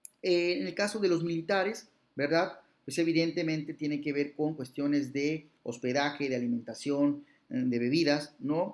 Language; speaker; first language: Spanish; native; Spanish